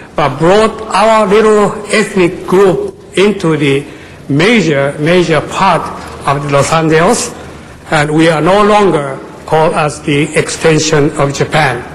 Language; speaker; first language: English; non-native, fluent; Japanese